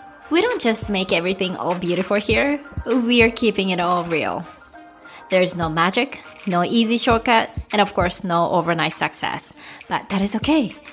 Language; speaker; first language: English; non-native, fluent; Japanese